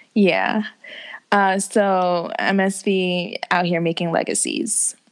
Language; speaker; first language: English; native; English